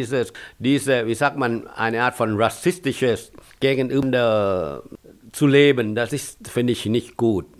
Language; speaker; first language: German; non-native, fluent; Thai